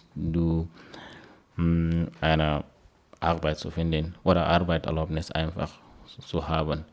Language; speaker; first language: German; non-native, learner; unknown